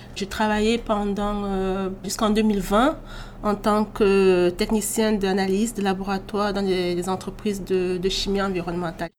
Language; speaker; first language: French; native; French